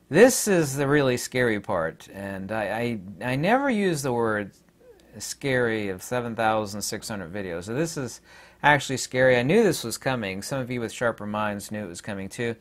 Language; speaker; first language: English; native; English